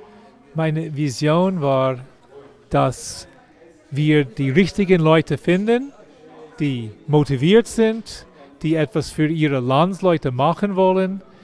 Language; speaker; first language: German; non-native, fluent; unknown